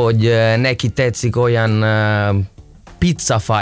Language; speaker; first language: Hungarian; non-native, learner; Italian